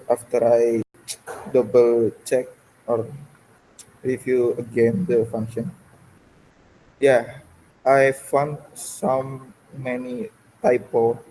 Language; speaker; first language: English; non-native, learner; Indonesian